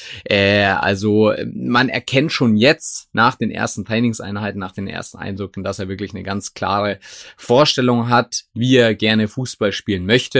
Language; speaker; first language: German; native; German